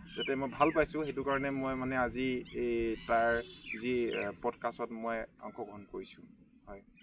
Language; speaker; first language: Assamese; native; Assamese